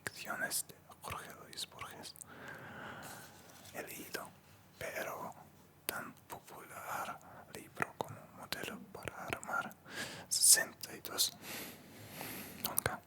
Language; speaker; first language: Spanish; non-native, learner; Russian